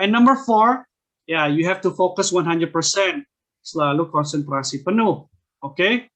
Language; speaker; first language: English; non-native, fluent; Indonesian